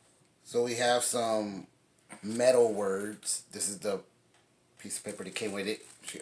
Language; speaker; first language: English; native; English